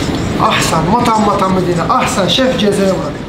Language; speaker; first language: Arabic; non-native, learner; Turkish